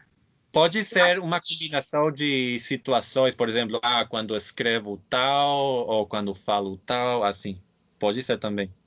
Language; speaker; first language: Portuguese; non-native, fluent; English